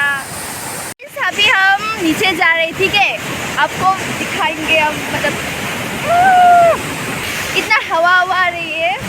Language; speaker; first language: Hindi; non-native, local second language; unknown